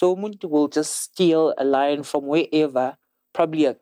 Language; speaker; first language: English; non-native, local second language; Zulu